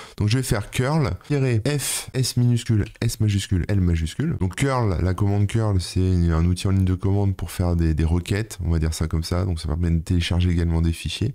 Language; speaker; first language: French; native; French